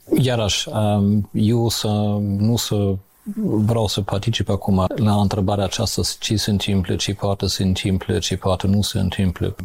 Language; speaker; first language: Romanian; non-native, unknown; German